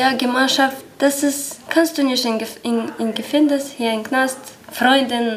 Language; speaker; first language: German; non-native, learner; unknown